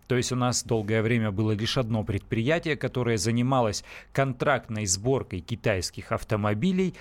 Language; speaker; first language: Russian; native; Russian